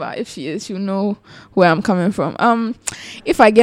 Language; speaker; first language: English; non-native, local second language; Akan